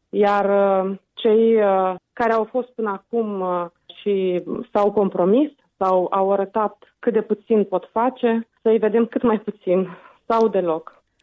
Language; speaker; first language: Romanian; native; Romanian